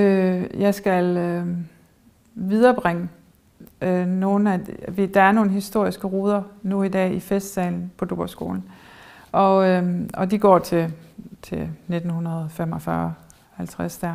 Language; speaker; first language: Danish; early bilingual, heritage; German